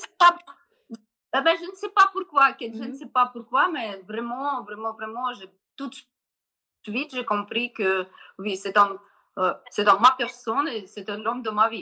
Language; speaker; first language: French; non-native, learner; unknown